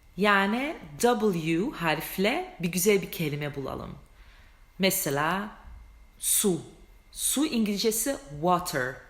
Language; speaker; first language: Turkish; early bilingual, heritage; Turkish